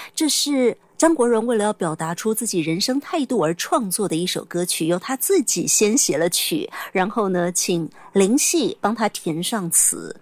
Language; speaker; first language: Chinese; native; Chinese